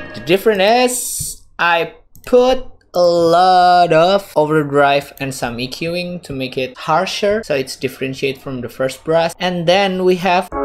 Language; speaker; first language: English; non-native, fluent; Indonesian